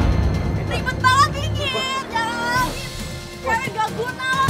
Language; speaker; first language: Indonesian; native; Indonesian